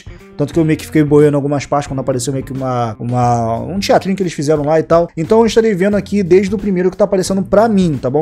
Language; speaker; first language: Portuguese; native; Portuguese